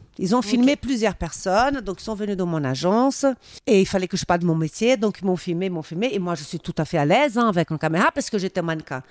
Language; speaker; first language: French; non-native, fluent; Portuguese